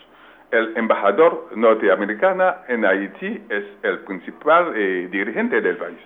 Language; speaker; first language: Spanish; non-native, local second language; Haitian Creole